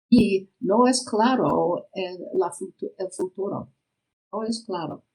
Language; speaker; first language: Spanish; non-native, learner; English